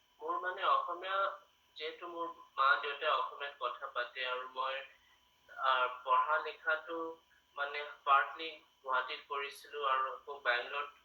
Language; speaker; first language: Assamese; non-native, learner; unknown